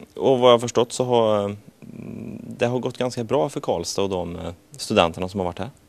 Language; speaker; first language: Swedish; native; Swedish